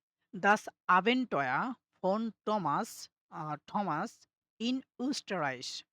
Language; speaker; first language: German; non-native, learner; Bangla